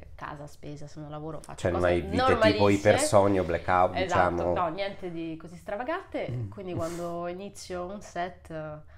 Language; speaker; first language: Italian; non-native, fluent; Russian